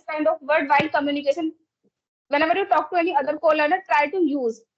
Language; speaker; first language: English; non-native, local second language; Hindi